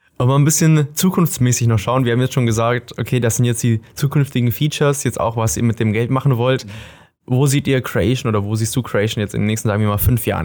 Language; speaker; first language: German; native; German